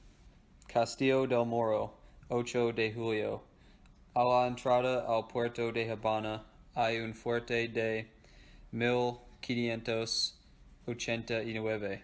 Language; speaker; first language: Spanish; non-native, learner; English